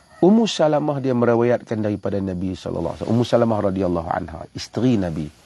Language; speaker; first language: Malay; native; Malay